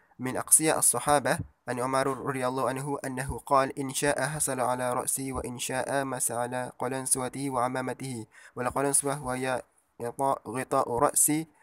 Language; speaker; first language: Arabic; non-native, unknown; Malay